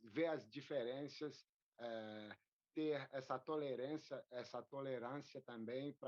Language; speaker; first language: Portuguese; non-native, fluent; French